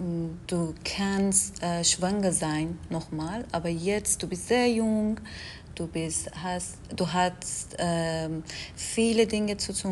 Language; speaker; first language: German; non-native, learner; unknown